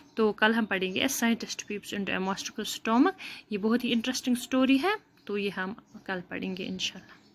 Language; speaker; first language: Urdu; non-native, local second language; Kashmiri